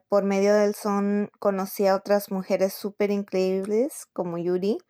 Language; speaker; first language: Spanish; early bilingual, heritage; Spanish